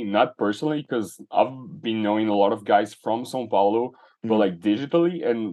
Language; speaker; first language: English; non-native, fluent; Portuguese